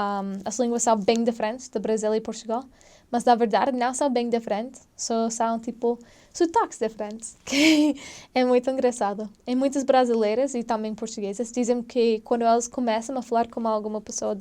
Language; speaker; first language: Portuguese; non-native, fluent; English